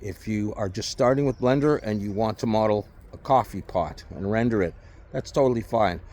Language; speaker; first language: English; native; English